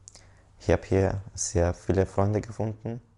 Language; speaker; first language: German; non-native, learner; Persian